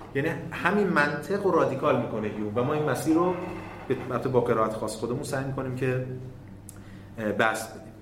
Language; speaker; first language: Persian; native; Persian